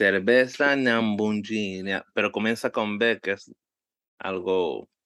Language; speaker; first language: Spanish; early bilingual, heritage; Spanish